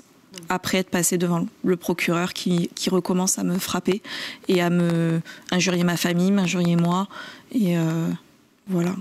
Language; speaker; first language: French; native; French